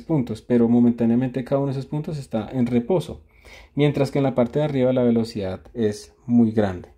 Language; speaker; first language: Spanish; native; Spanish